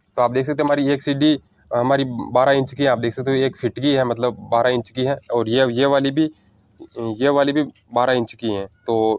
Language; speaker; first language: Hindi; native; Hindi